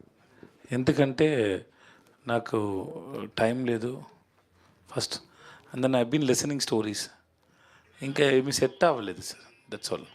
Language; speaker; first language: Telugu; non-native, local second language; Tamil